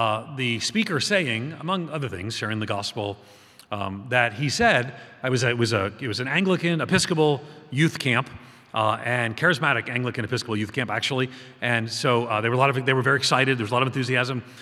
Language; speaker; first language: English; native; English